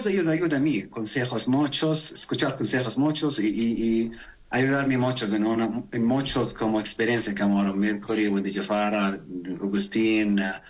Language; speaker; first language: Spanish; non-native, learner; Arabic